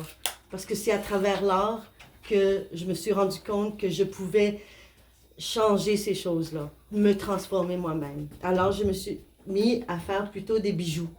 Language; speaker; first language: French; non-native, fluent; Spanish